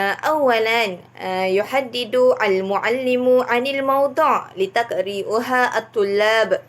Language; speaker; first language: Arabic; non-native, learner; Malay